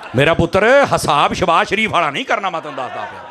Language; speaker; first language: Urdu; non-native, local second language; Punjabi